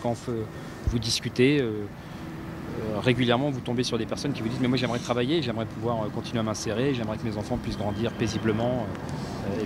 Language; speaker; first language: French; native; French